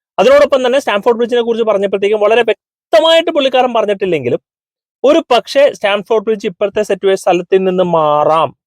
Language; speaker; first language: Malayalam; native; Malayalam